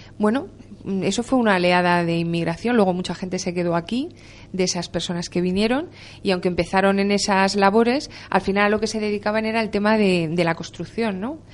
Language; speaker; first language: Spanish; native; Spanish